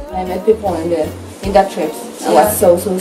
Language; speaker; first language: English; non-native, learner; Spanish